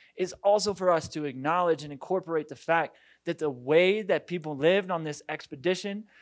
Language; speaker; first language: English; native; English